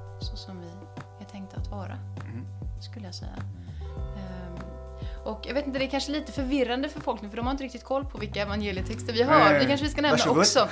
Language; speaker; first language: Swedish; native; Swedish